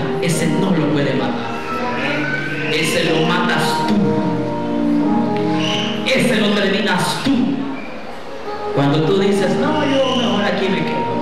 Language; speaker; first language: Spanish; native; Spanish